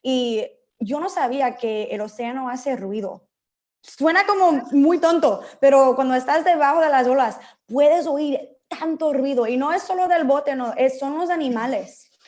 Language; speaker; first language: Spanish; early bilingual, heritage; Spanish